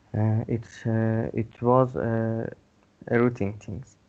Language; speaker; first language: English; non-native, learner; Persian